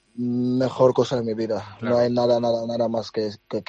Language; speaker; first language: Spanish; non-native, fluent; Dutch